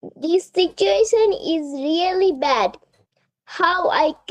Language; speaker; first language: English; non-native, learner; Bangla